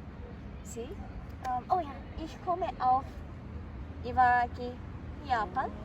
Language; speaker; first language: German; non-native, learner; Japanese